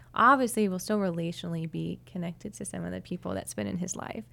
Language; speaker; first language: English; native; English